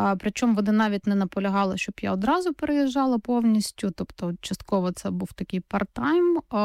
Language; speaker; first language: Ukrainian; native; Ukrainian